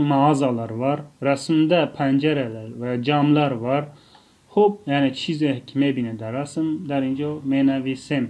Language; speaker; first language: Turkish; non-native, fluent; Tajik